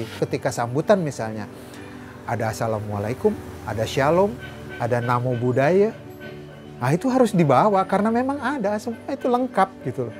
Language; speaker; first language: Indonesian; native; Indonesian